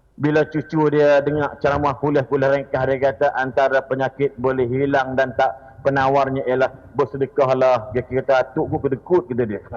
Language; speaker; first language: Malay; native; Malay